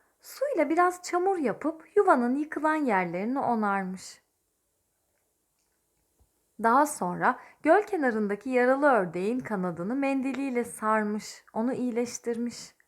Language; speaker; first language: Turkish; native; Turkish